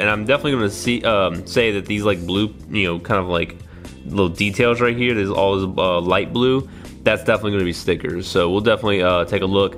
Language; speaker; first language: English; native; English